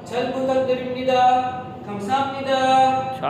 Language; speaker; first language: Korean; non-native, learner; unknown